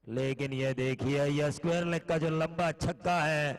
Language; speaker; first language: Hindi; non-native, local second language; Marathi